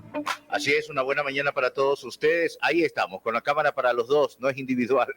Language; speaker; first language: Spanish; native; Spanish